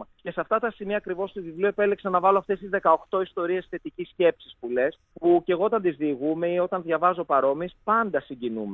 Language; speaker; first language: Greek; native; Greek